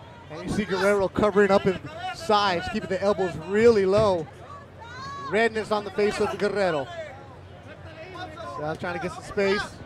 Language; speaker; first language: English; early bilingual, other home language; Spanish